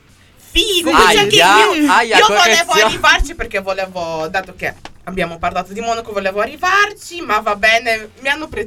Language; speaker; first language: Italian; native; Italian